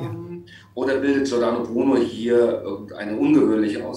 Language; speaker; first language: German; native; German